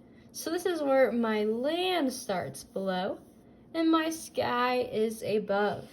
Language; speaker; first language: English; native; English